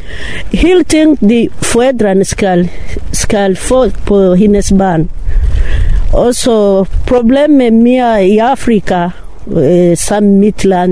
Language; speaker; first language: Danish; non-native, learner; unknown